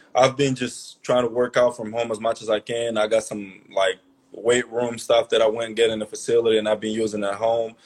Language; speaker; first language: English; early bilingual, other home language; Portuguese